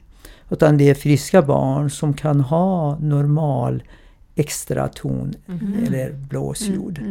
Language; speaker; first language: Swedish; non-native, fluent; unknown